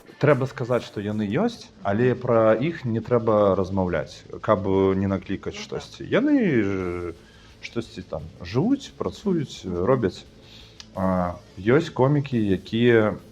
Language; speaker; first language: Belarusian; non-native, local second language; Russian